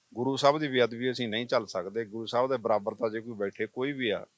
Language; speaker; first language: Punjabi; native; Punjabi